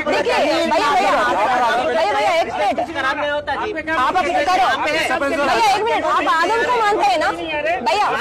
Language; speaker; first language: Hindi; non-native, local second language; Telugu